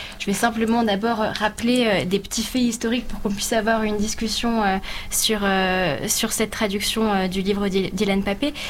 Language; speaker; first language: French; native; French